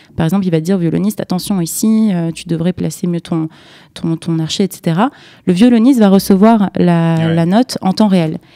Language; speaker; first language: French; native; French